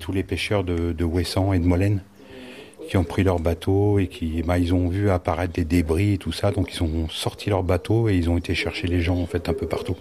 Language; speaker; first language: French; native; French